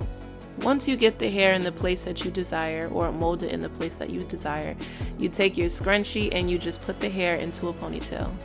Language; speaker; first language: English; native; English